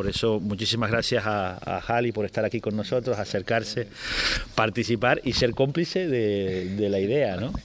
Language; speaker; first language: Spanish; native; Spanish